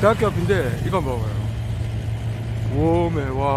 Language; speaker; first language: Korean; native; Korean